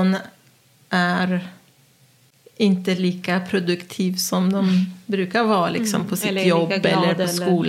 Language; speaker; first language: Swedish; non-native, fluent; Persian